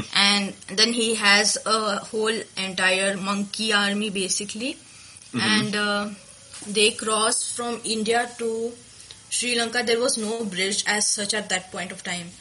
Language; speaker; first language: English; non-native, local second language; Telugu